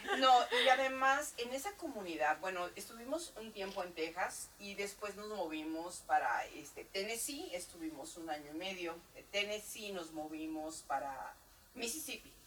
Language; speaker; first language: Spanish; native; Spanish